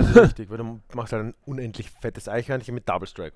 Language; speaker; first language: German; native; German